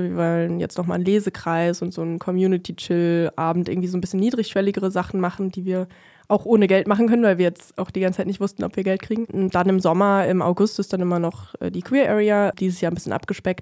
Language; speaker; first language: German; native; German